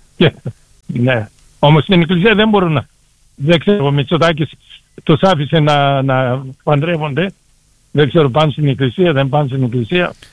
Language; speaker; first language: Greek; early bilingual, heritage; Greek